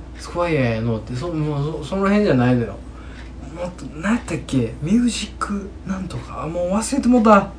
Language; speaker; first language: Japanese; native; Japanese